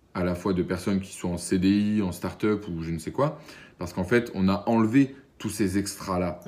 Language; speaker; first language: French; native; French